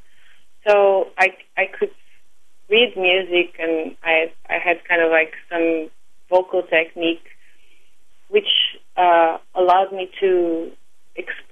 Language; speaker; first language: English; non-native, fluent; Portuguese